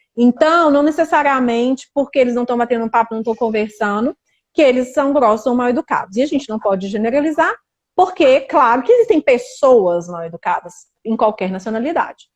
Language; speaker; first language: Portuguese; native; Portuguese